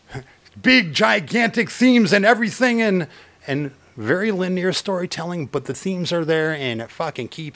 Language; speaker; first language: English; native; English